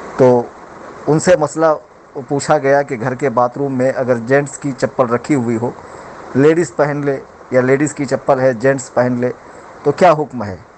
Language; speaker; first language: Urdu; native; Urdu